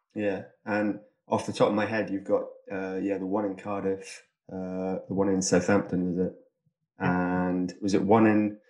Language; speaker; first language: English; native; English